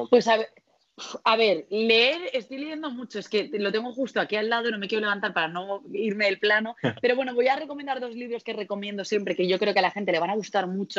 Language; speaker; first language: Spanish; native; Spanish